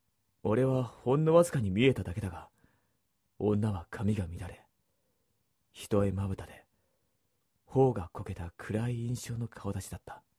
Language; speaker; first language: Japanese; native; Japanese